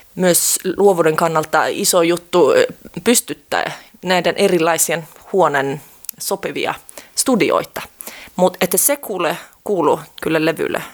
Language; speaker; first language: Finnish; early bilingual, heritage; Finnish